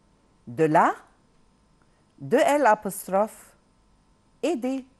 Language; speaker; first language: French; non-native, local second language; Arabic